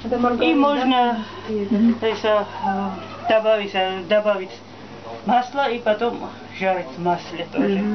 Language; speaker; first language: Russian; non-native, fluent; Georgian